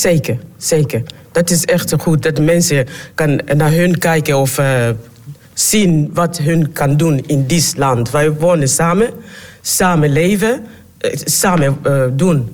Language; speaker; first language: Dutch; non-native, learner; Swahili